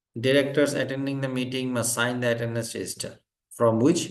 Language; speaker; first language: English; non-native, local second language; Bangla